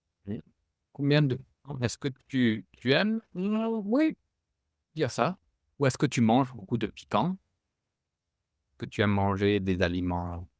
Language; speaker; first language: French; non-native, fluent; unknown